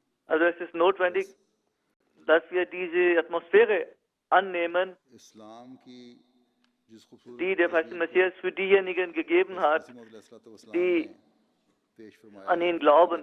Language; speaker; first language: German; non-native, fluent; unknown